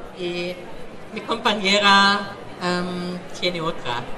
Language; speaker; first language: Spanish; non-native, learner; German